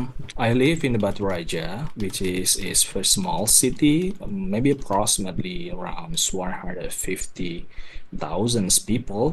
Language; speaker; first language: English; non-native, learner; Indonesian